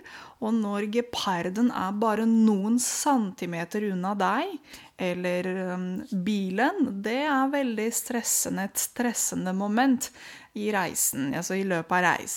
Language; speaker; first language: Norwegian; non-native, fluent; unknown